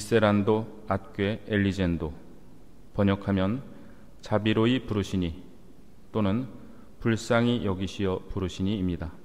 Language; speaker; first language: Korean; native; Korean